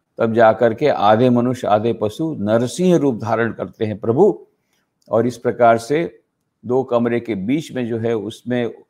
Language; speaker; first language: Hindi; non-native, local second language; Gujarati